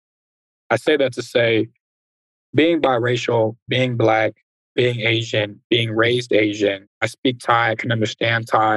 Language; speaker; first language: English; native; English